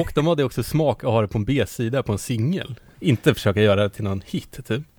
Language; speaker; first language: Swedish; native; Swedish